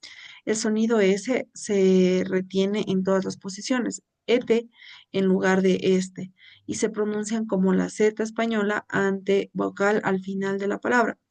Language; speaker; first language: Spanish; native; Spanish